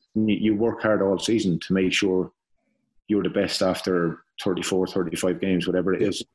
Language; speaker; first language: English; native; English